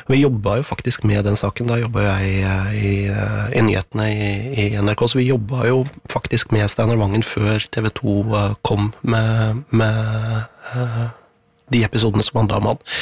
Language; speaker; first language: Norwegian; native; Norwegian